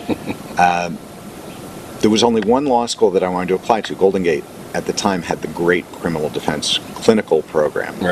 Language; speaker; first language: English; native; English